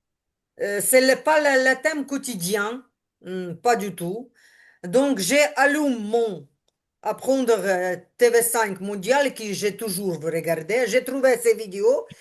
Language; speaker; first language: French; non-native, learner; Ukrainian